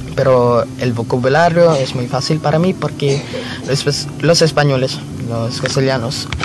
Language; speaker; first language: Spanish; non-native, fluent; Filipino